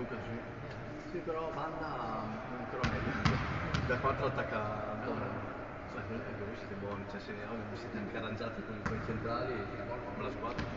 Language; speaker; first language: Italian; native; Italian